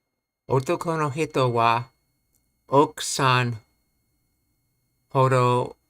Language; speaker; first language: Japanese; non-native, learner; English